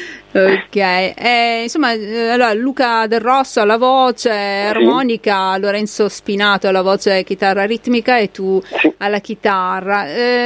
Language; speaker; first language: Italian; native; Italian